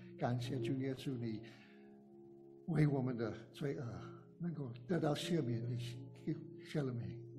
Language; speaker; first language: Chinese; non-native, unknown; English